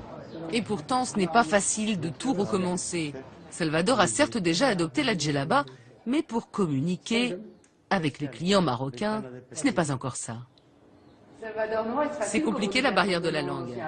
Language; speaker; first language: French; native; French